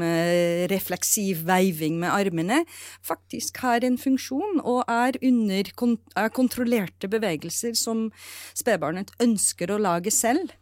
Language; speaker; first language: Norwegian; non-native, fluent; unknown